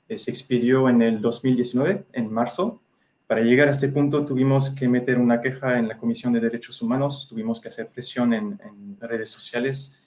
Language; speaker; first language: Spanish; non-native, fluent; French